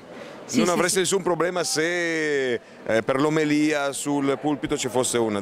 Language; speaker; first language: Italian; native; Italian